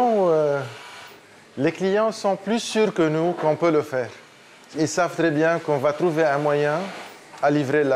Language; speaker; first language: French; non-native, local second language; Arabic